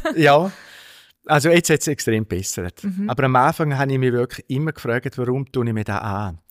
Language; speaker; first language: German; native; German